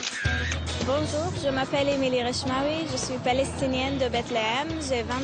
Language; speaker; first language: French; non-native, fluent; Arabic